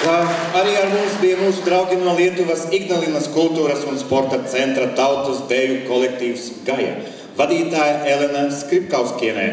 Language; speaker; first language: Latvian; native; Latvian